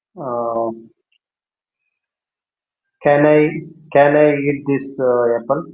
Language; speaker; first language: English; non-native, learner; Hindi